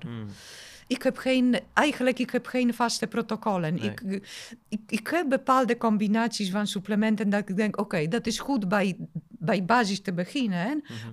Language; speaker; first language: Dutch; non-native, fluent; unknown